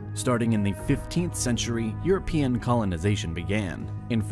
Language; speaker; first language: English; non-native, fluent; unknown